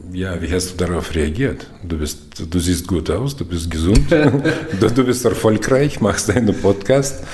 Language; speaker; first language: German; non-native, fluent; Russian